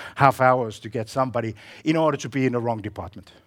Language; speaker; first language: English; non-native, fluent; Finnish